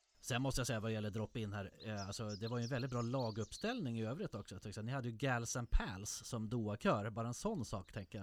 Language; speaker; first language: Swedish; native; Swedish